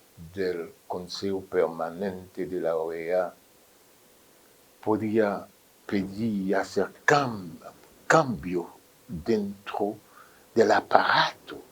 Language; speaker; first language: Spanish; non-native, fluent; French